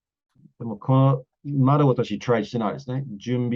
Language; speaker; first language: Japanese; non-native, learner; English